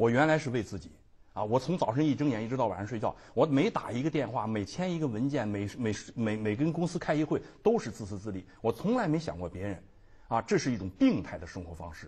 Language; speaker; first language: Chinese; native; Chinese